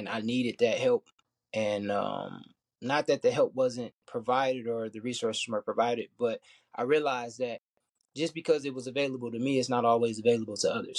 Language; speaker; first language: English; native; English